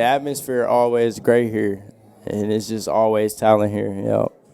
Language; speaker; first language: English; native; English